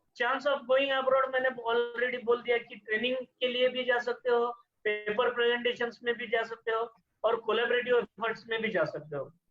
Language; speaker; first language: Hindi; non-native, local second language; Marathi